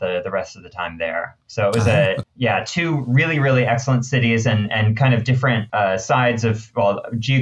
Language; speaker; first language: English; native; English